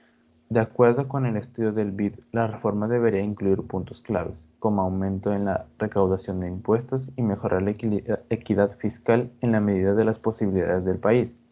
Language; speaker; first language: Spanish; native; Spanish